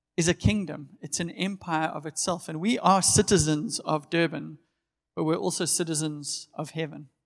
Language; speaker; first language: English; native; English